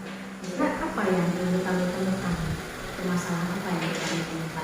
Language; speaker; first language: Indonesian; native; Indonesian